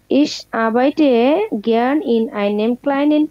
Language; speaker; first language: German; non-native, learner; Bangla